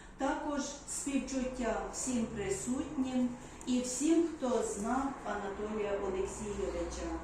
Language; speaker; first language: Ukrainian; native; Ukrainian